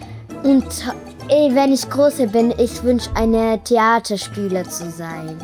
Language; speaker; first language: German; non-native, learner; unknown